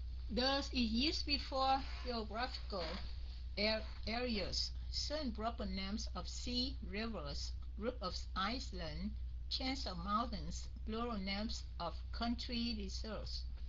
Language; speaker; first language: English; non-native, fluent; Vietnamese